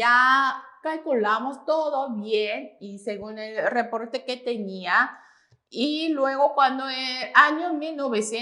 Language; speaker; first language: Spanish; non-native, fluent; Korean